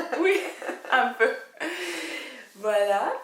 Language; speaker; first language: French; non-native, fluent; Italian